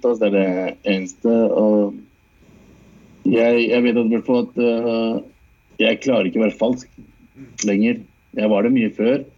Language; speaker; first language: Norwegian; early bilingual, other home language; Urdu